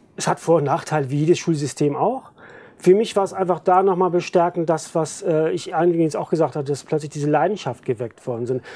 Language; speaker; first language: German; native; German